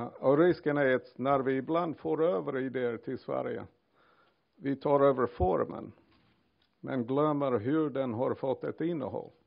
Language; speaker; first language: Swedish; non-native, fluent; English